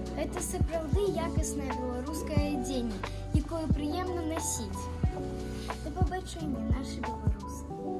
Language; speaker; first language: Belarusian; non-native, local second language; Russian